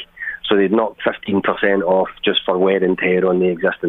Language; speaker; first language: English; native; English